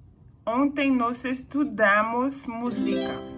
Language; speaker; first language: Portuguese; non-native, learner; English